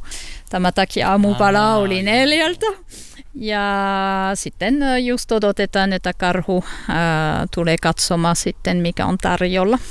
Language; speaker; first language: Finnish; non-native, learner; French